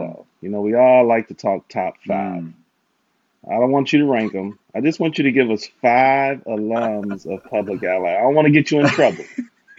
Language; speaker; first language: English; native; English